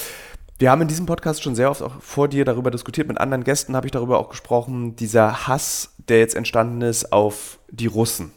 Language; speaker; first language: German; native; German